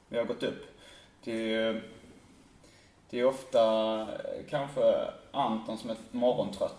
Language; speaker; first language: Swedish; native; Swedish